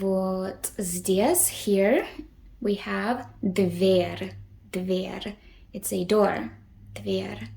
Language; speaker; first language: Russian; early bilingual, heritage; Russian